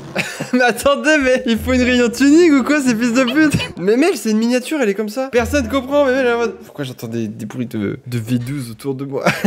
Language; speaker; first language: French; native; French